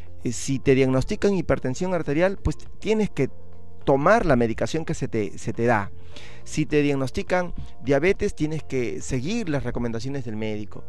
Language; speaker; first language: Spanish; native; Spanish